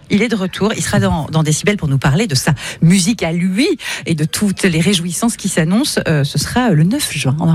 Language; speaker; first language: French; native; French